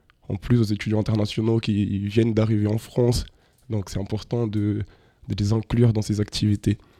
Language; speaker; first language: French; non-native, fluent; Portuguese